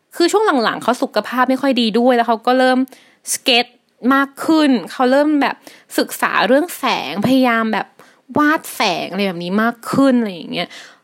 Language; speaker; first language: Thai; native; Thai